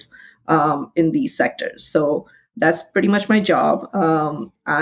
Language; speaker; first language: English; non-native, local second language; Hindi